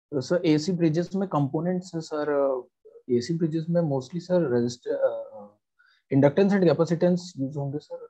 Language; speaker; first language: Hindi; native; Hindi